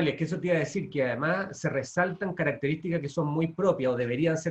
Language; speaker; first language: Spanish; native; Spanish